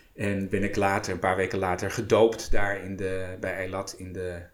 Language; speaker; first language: Dutch; native; Dutch